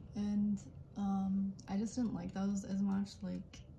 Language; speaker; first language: English; native; English